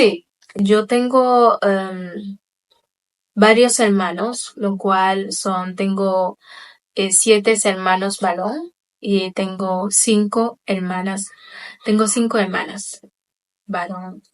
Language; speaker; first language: Spanish; non-native, local second language; Haitian Creole